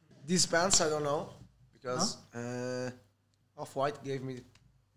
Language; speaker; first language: English; non-native, fluent; Italian